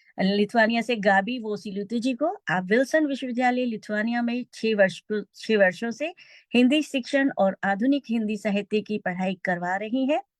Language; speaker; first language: Hindi; native; Hindi